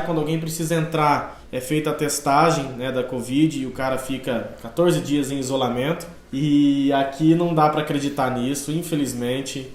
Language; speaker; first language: Portuguese; native; Portuguese